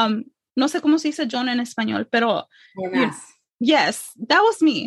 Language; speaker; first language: Spanish; early bilingual, heritage; English